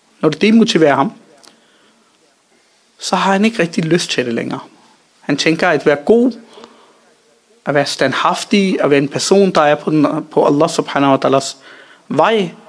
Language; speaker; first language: Danish; early bilingual, other home language; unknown